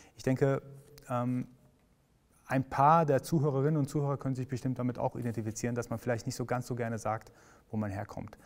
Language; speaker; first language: German; early bilingual, other home language; Persian